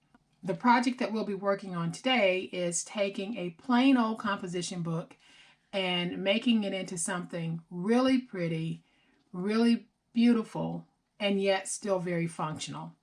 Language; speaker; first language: English; native; English